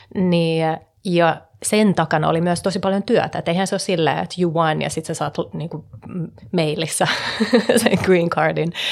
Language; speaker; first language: Finnish; early bilingual, heritage; Finnish